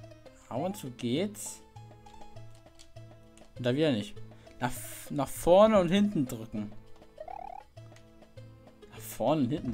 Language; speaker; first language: German; native; German